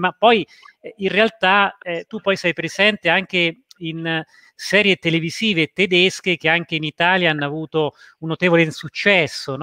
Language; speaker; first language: Italian; native; Italian